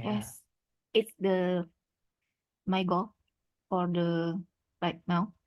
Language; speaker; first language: English; non-native, learner; Indonesian